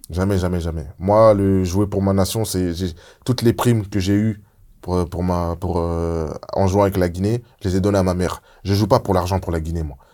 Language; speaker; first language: French; early bilingual, other home language; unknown